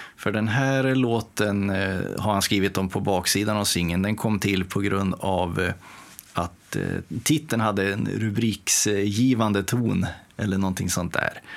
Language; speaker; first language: Swedish; native; Swedish